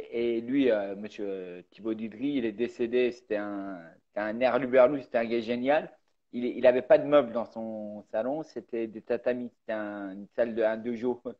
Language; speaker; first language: French; early bilingual, other home language; Persian